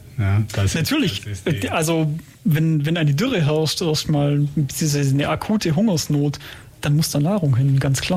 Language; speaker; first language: German; native; German